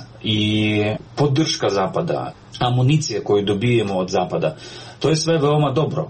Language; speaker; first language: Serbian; non-native, fluent; Ukrainian